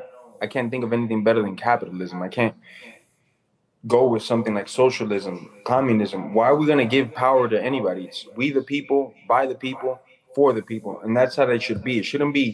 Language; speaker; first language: English; native; English